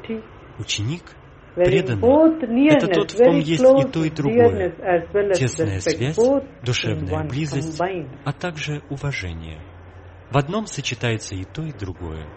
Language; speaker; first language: Russian; native; Russian